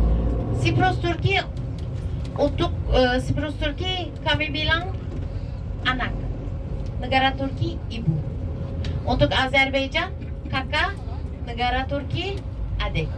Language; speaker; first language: Indonesian; non-native, fluent; Turkish